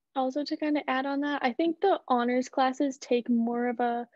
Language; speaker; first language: English; native; English